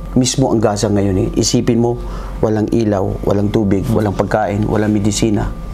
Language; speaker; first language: Filipino; non-native, local second language; Maranao